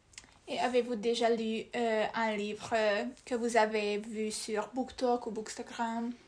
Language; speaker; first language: French; non-native, learner; Hungarian